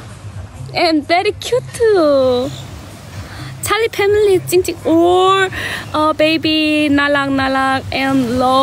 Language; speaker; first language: English; non-native, learner; Thai